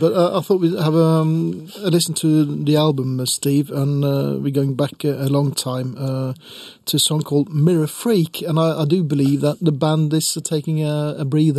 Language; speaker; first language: English; non-native, fluent; Norwegian